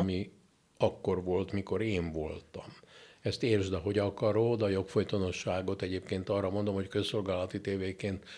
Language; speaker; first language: Hungarian; native; Hungarian